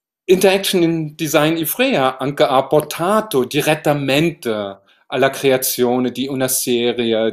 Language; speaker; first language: Italian; non-native, learner; German